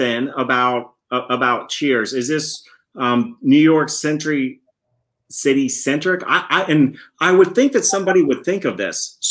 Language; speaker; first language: English; native; English